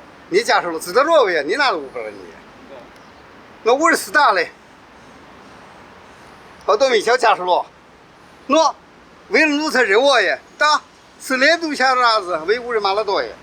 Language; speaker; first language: Russian; non-native, learner; Chinese